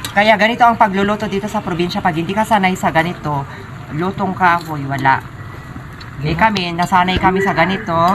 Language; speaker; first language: Filipino; non-native, local second language; Iloko